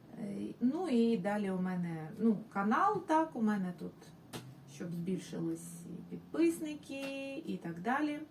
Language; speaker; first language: Ukrainian; non-native, local second language; Russian